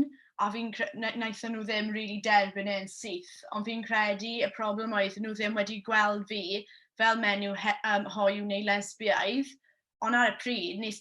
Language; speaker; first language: Welsh; non-native, local second language; English